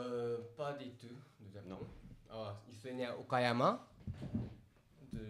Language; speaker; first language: French; non-native, learner; Japanese